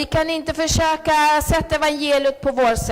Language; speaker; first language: Swedish; early bilingual, other home language; Spanish